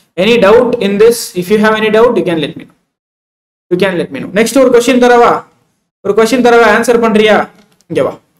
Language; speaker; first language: English; non-native, local second language; Tamil